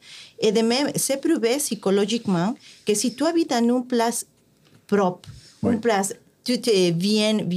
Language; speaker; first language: French; non-native, fluent; Spanish